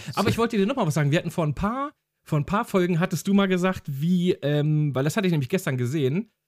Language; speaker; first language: German; early bilingual, other home language; Hungarian